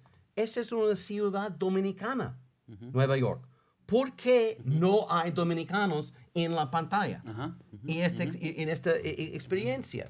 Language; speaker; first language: Spanish; non-native, fluent; English